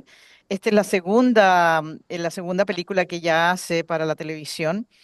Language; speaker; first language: Spanish; native; Spanish